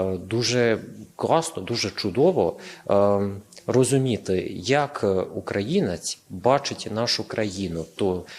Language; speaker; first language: Ukrainian; non-native, fluent; Serbian